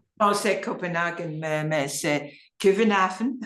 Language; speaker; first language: French; non-native, learner; English